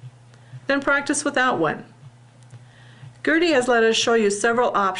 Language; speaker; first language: English; native; English